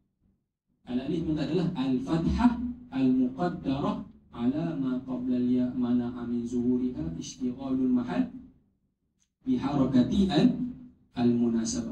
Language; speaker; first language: Arabic; non-native, learner; Malay